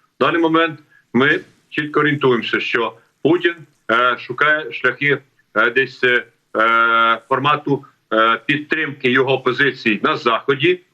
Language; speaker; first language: Ukrainian; native; Ukrainian